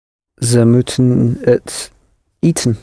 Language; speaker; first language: Dutch; non-native, learner; English